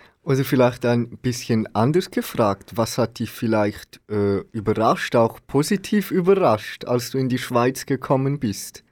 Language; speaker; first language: German; native; German